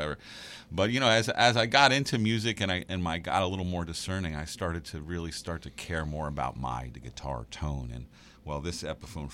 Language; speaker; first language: English; native; English